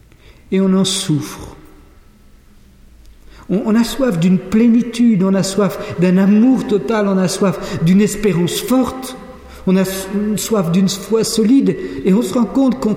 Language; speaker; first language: French; native; French